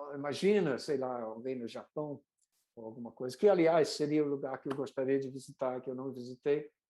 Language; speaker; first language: Portuguese; non-native, fluent; English